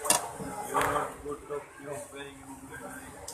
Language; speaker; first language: English; non-native, learner; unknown